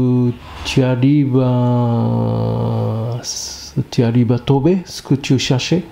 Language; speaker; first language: French; non-native, fluent; Japanese